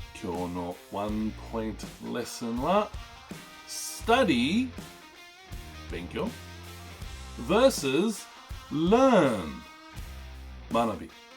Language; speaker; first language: Japanese; non-native, learner; English